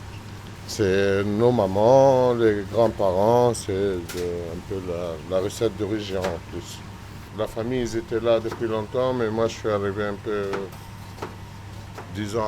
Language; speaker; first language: French; early bilingual, other home language; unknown